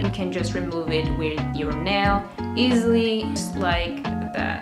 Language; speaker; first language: English; non-native, fluent; French